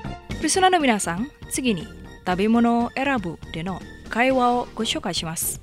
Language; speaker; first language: Japanese; non-native, fluent; Indonesian